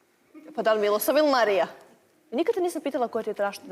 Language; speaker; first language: Serbian; native; Serbian